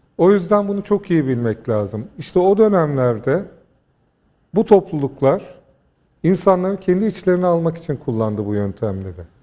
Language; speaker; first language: Turkish; native; Turkish